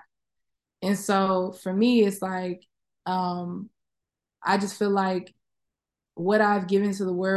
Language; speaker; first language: English; native; English